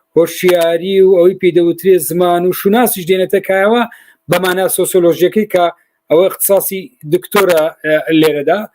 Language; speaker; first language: Central Kurdish; native; Central Kurdish